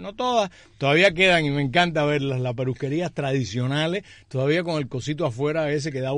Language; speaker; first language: Spanish; native; Spanish